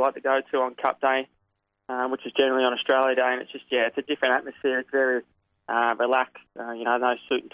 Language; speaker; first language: English; native; English